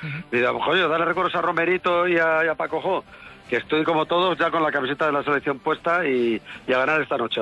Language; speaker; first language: Spanish; native; Spanish